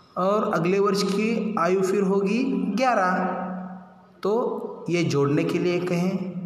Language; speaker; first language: Hindi; non-native, local second language; Marathi